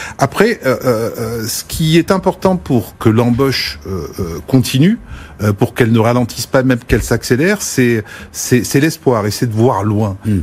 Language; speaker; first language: French; early bilingual, other home language; Arabic